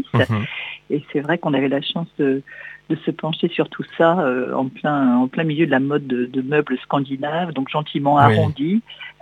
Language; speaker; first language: French; native; French